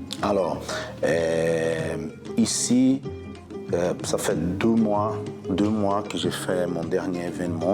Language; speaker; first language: French; non-native, fluent; Portuguese